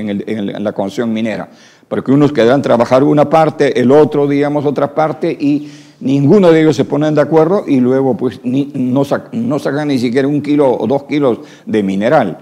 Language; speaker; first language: Spanish; native; Spanish